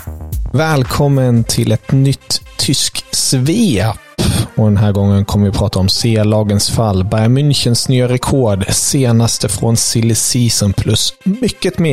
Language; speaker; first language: Swedish; native; Swedish